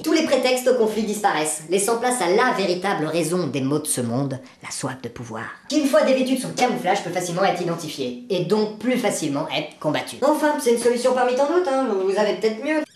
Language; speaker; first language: French; native; French